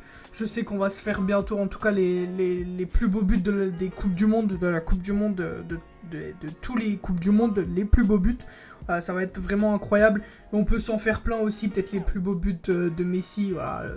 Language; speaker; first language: French; native; French